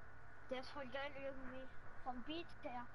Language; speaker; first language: German; native; German